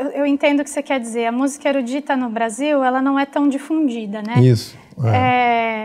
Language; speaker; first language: Portuguese; native; Portuguese